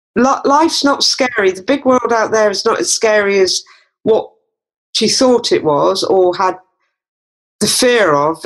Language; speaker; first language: English; native; English